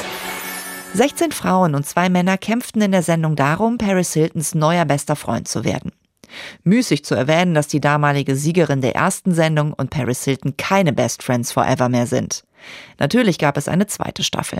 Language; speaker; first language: German; native; German